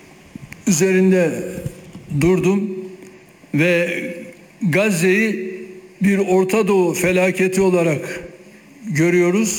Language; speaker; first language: Turkish; native; Turkish